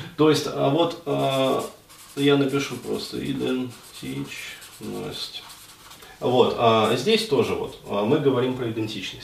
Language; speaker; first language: Russian; native; Russian